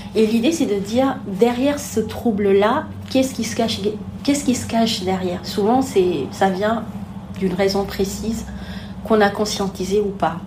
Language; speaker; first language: French; non-native, local second language; Wolof